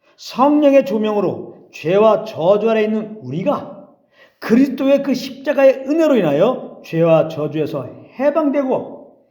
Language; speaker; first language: Korean; native; Korean